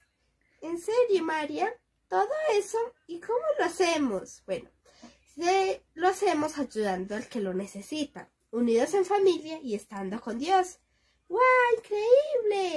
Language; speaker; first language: Spanish; native; Spanish